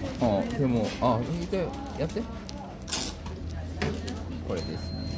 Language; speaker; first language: Japanese; non-native, fluent; Korean